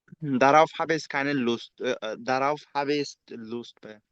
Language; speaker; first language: German; non-native, learner; Bangla